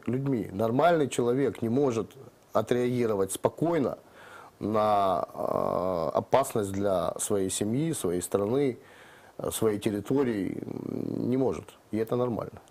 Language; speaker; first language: Russian; native; Russian